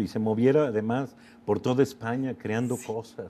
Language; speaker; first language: Spanish; native; Spanish